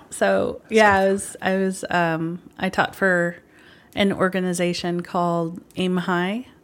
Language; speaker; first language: English; early bilingual, other home language; Filipino